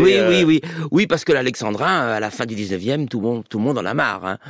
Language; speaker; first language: French; native; French